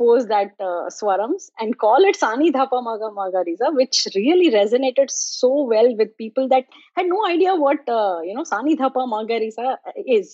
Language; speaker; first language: English; non-native, local second language; Tamil